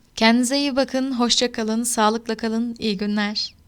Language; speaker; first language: Turkish; native; Turkish